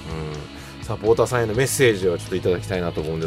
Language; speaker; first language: Japanese; native; Japanese